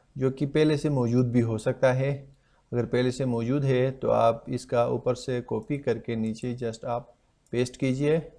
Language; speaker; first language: Urdu; non-native, local second language; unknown